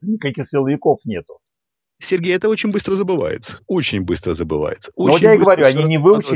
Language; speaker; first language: Russian; native; Russian